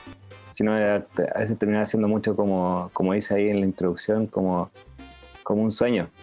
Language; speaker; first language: Spanish; native; Spanish